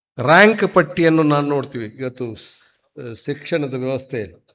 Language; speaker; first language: Kannada; non-native, local second language; Tulu